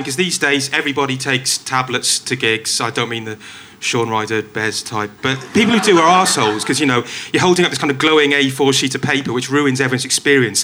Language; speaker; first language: English; native; English